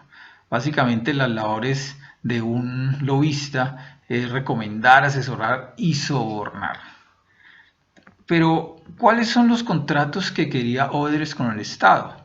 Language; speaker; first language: Spanish; native; Spanish